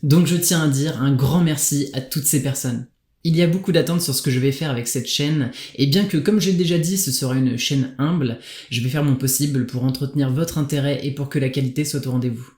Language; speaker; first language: French; native; French